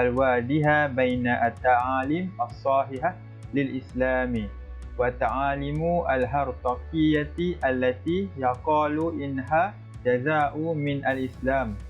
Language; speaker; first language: Arabic; non-native, learner; Malay